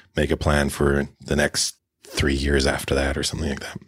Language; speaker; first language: English; native; English